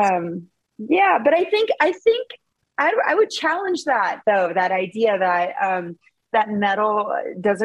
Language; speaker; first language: English; native; English